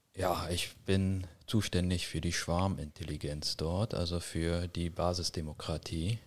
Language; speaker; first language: German; native; German